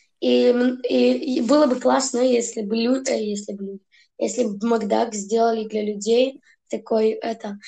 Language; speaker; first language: Russian; early bilingual, heritage; Russian